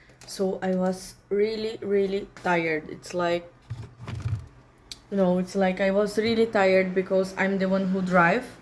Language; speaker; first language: English; non-native, learner; Portuguese